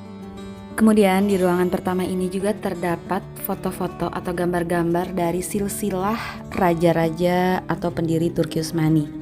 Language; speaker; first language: Indonesian; native; Indonesian